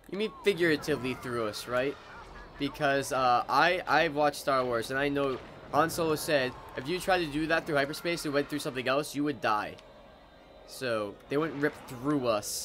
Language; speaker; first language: English; native; English